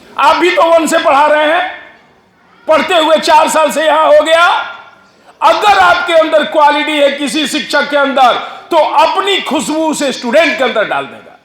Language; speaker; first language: Hindi; non-native, local second language; Bhojpuri